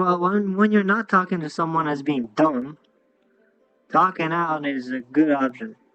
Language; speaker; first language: English; native; English